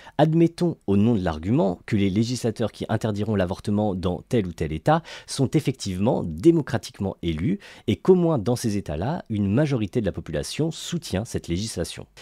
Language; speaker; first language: French; native; French